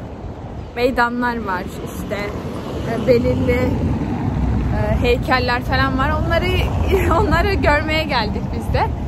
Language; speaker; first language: Turkish; early bilingual, heritage; Turkish